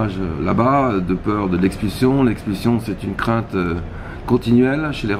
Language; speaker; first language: French; native; French